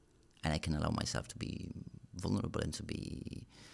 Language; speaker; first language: English; non-native, fluent; Italian